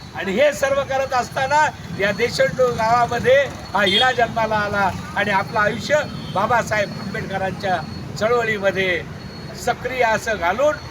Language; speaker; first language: Marathi; native; Marathi